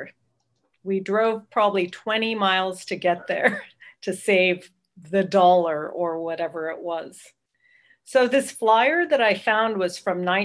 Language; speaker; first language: English; native; English